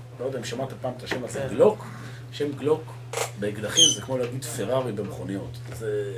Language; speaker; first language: Hebrew; native; Hebrew